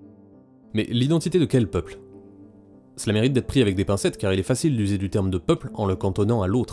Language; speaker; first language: French; native; French